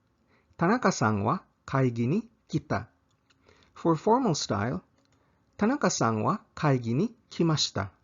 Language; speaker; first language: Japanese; non-native, fluent; English